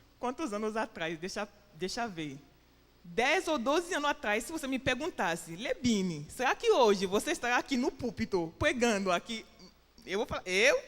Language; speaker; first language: Portuguese; non-native, fluent; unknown